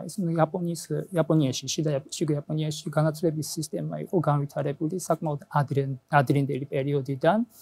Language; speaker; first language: Georgian; non-native, fluent; Japanese